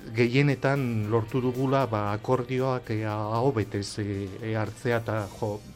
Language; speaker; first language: Basque; non-native, local second language; Spanish